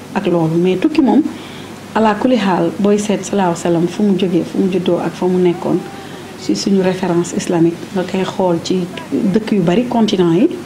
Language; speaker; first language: Wolof; native; Wolof